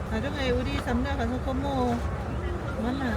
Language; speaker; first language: Korean; non-native, learner; Lao